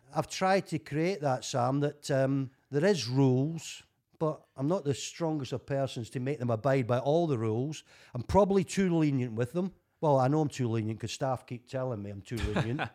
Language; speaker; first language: English; native; English